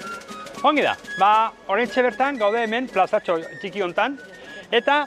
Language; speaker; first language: Basque; native; Basque